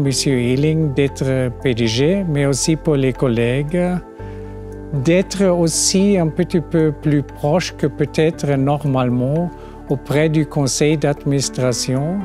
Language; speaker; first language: French; non-native, fluent; German